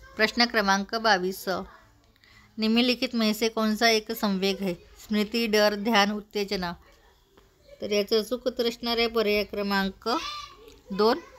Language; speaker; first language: Hindi; non-native, local second language; Marathi